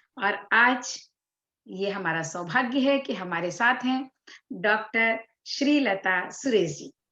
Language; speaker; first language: Hindi; native; Hindi